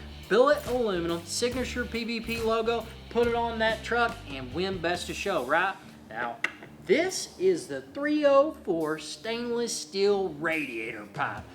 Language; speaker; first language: English; native; English